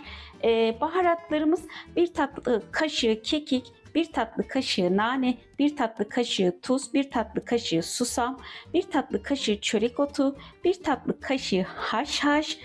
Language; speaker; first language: Turkish; native; Turkish